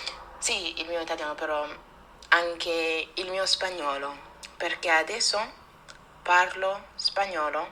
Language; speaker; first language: Italian; non-native, fluent; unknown